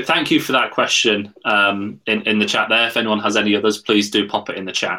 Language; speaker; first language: English; native; English